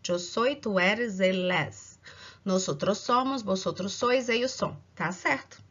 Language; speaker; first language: Spanish; non-native, fluent; Portuguese